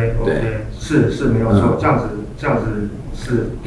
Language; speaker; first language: Chinese; native; Chinese